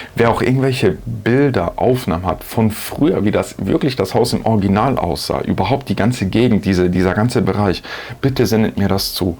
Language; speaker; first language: German; native; German